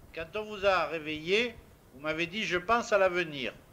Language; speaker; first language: French; native; French